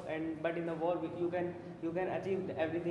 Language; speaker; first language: English; non-native, learner; Hindi